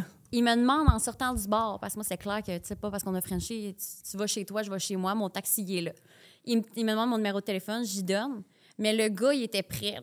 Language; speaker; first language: French; native; French